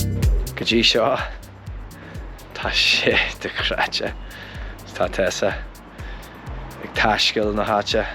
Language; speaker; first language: Irish; non-native, local second language; English